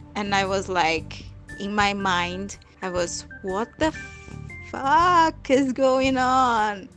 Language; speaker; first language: English; non-native, fluent; Portuguese